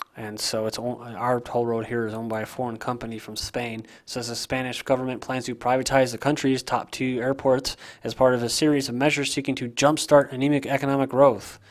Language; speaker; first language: English; native; English